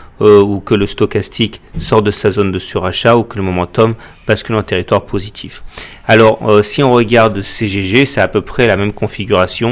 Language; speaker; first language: French; native; French